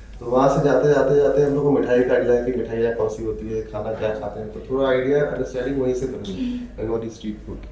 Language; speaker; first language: Hindi; native; Hindi